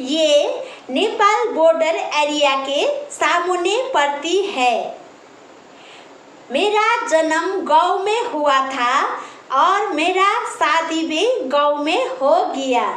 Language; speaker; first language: Hindi; non-native, local second language; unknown